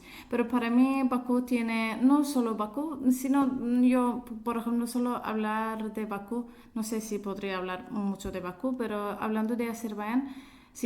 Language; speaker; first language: Spanish; non-native, fluent; Azerbaijani